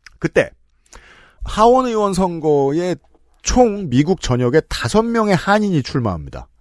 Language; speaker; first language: Korean; native; Korean